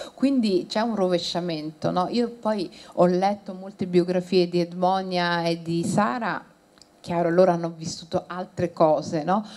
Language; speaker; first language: Italian; early bilingual, other home language; Somali